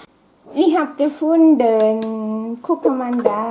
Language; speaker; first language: German; non-native, learner; Thai